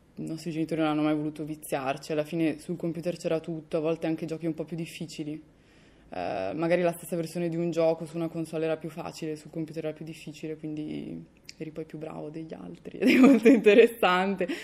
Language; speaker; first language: Italian; native; Italian